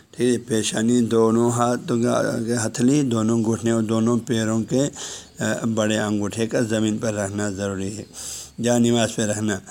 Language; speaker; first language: Urdu; non-native, local second language; Balti